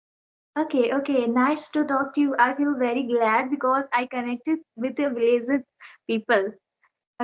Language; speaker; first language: English; non-native, learner; Odia